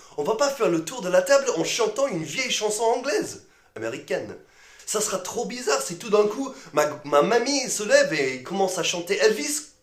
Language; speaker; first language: French; non-native, fluent; English